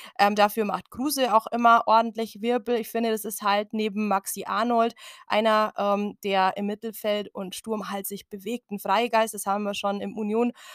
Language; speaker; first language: German; native; German